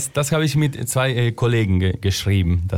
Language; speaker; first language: German; non-native, fluent; Spanish